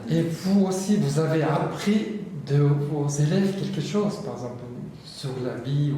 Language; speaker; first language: French; non-native, learner; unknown